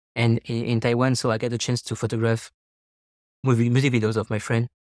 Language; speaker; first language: English; non-native, fluent; French